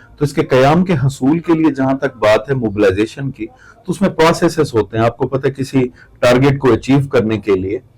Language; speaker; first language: Urdu; non-native, local second language; Saraiki